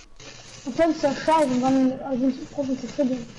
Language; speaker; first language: German; non-native, local second language; Luxembourgish